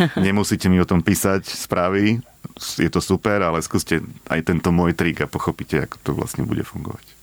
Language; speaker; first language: Slovak; native; Slovak